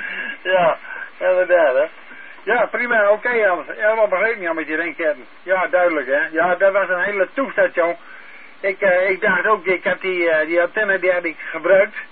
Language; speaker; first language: Dutch; native; Dutch